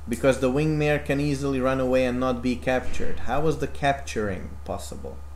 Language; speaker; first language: English; non-native, fluent; Hungarian